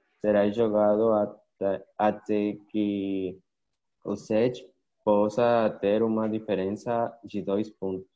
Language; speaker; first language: Portuguese; non-native, learner; Spanish